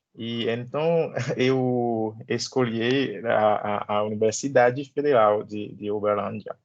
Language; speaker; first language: Portuguese; non-native, learner; Haitian Creole